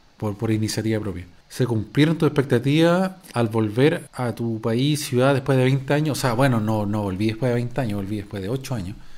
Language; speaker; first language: Spanish; native; Spanish